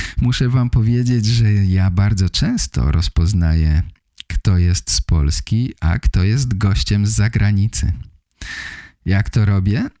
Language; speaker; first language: Polish; native; Polish